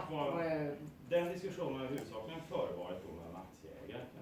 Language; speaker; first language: Swedish; native; Swedish